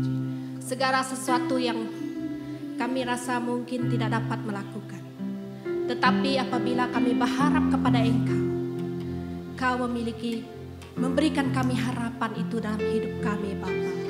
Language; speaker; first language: Indonesian; non-native, local second language; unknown